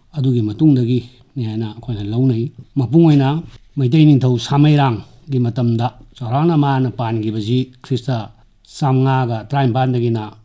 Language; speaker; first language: Manipuri; native; Manipuri